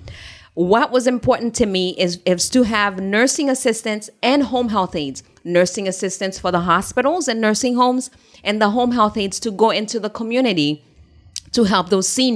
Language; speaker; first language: English; non-native, fluent; Haitian Creole